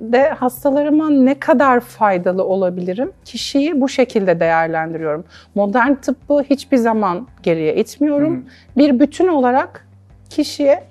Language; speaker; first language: Turkish; native; Turkish